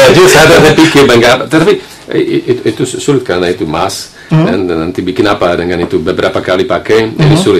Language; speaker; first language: Indonesian; non-native, fluent; Slovak